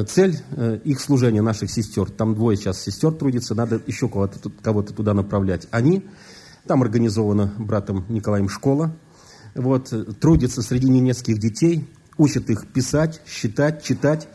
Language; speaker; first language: Russian; native; Russian